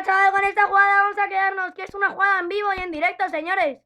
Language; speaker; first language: Spanish; native; Spanish